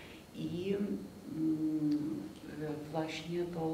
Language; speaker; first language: Polish; non-native, fluent; Lithuanian